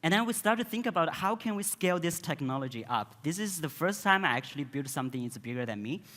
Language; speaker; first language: English; non-native, fluent; Chinese